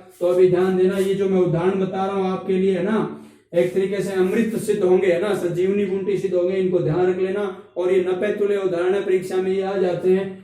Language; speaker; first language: Hindi; native; Hindi